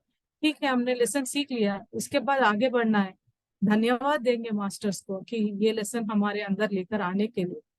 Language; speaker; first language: Hindi; native; Hindi